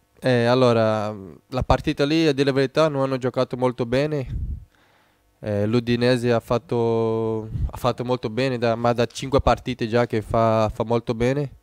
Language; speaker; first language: Italian; non-native, fluent; Portuguese